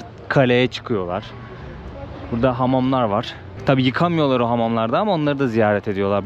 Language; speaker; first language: Turkish; native; Turkish